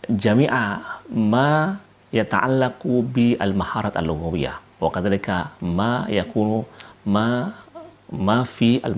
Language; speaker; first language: Arabic; non-native, fluent; Indonesian